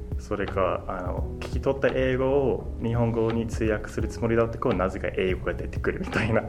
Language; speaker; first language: Japanese; non-native, fluent; English